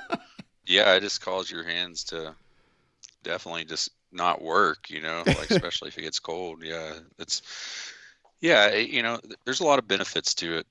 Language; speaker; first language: English; native; English